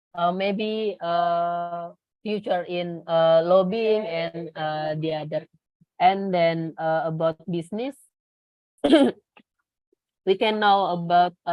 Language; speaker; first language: English; non-native, learner; Indonesian